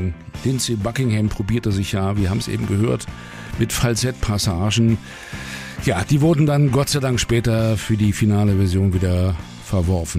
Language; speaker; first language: German; native; German